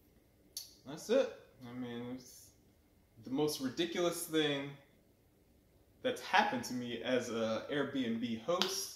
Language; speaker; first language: English; native; English